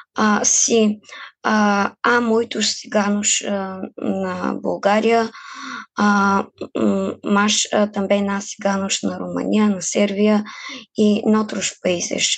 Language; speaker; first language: Portuguese; non-native, fluent; Bulgarian